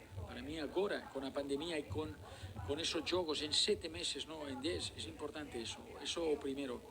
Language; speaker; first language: Portuguese; non-native, learner; Spanish